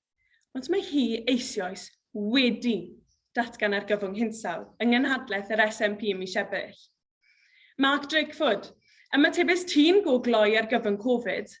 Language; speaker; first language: Welsh; native; Welsh